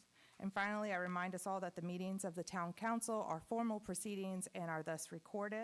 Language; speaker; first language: English; native; English